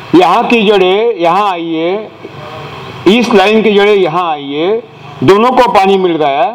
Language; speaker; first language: Hindi; non-native, local second language; Marathi